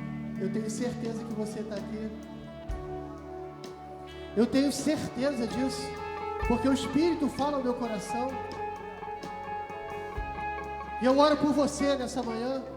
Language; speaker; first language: Portuguese; native; Portuguese